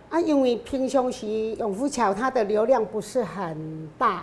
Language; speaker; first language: Chinese; non-native, local second language; Min Nan Chinese